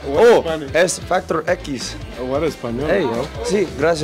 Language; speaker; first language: Spanish; non-native, learner; English